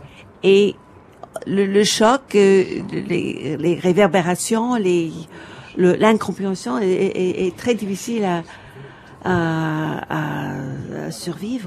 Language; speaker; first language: French; non-native, fluent; English